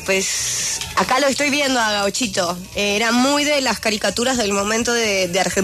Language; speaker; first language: Spanish; native; Spanish